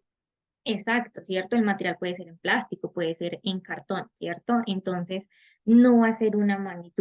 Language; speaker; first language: Spanish; native; Spanish